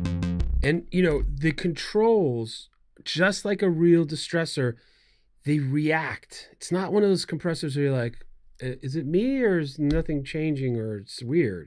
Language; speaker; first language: English; native; English